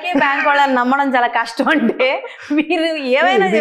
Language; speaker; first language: Telugu; native; Telugu